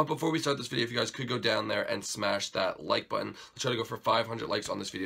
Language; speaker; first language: English; native; English